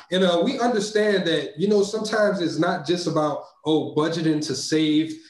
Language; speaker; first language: English; native; English